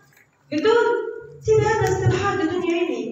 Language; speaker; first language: Indonesian; non-native, learner; Arabic